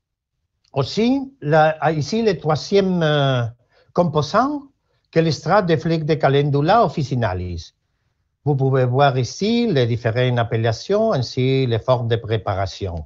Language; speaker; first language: French; non-native, learner; Spanish